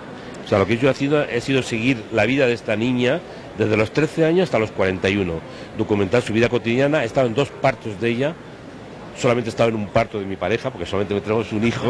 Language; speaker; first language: Spanish; native; Spanish